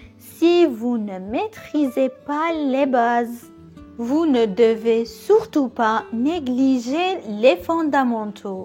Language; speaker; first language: French; non-native, local second language; Arabic